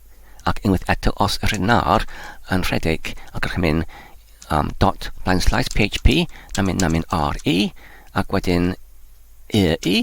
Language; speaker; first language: Welsh; non-native, learner; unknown